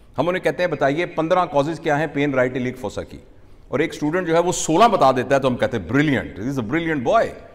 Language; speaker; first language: Urdu; non-native, local second language; Punjabi